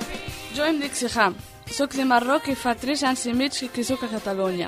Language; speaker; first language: Catalan; non-native, learner; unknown